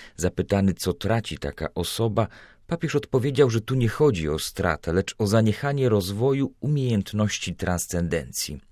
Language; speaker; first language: Polish; native; Polish